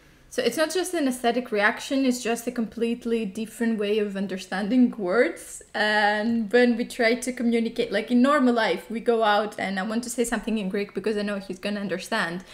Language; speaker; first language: English; non-native, fluent; Greek